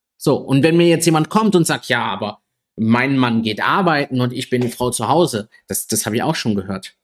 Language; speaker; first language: German; native; German